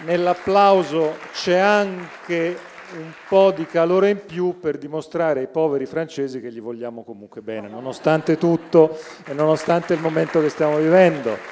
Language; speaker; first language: Italian; native; Italian